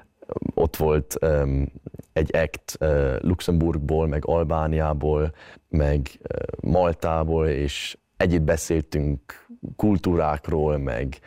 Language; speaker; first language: Hungarian; early bilingual, heritage; Hungarian